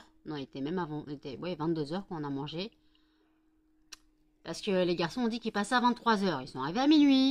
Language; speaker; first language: French; native; French